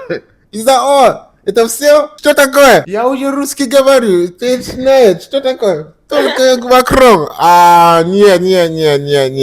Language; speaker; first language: Russian; non-native, learner; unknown